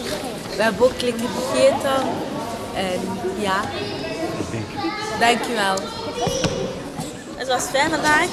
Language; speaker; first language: Dutch; early bilingual, other home language; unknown